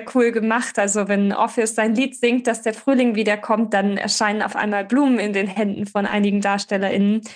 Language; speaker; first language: German; native; German